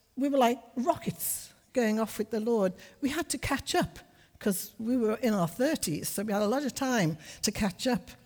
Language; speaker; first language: English; native; English